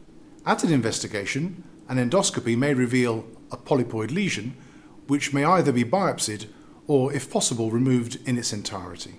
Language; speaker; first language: English; native; English